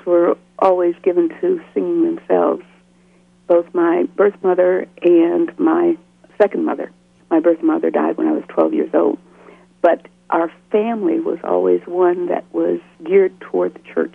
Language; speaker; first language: English; native; English